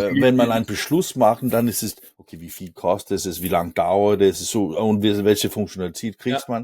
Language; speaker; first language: German; non-native, learner; Danish